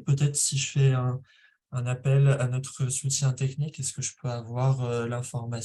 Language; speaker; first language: French; native; French